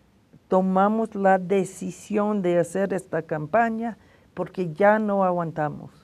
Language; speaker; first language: Spanish; non-native, fluent; English